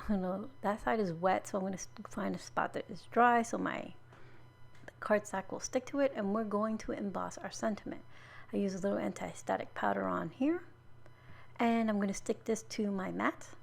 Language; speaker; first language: English; native; English